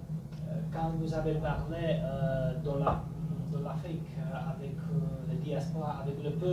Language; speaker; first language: French; non-native, fluent; Slovak